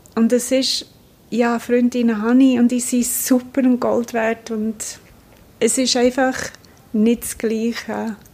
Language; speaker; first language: German; non-native, fluent; English